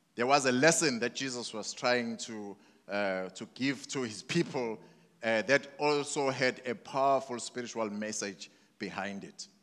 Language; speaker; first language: English; non-native, local second language; Zulu